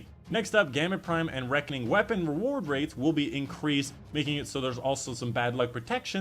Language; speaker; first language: English; native; English